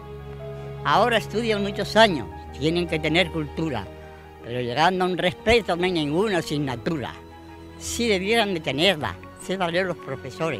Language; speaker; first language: Spanish; native; Spanish